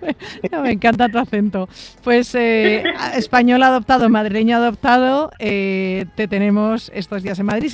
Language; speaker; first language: Spanish; native; Spanish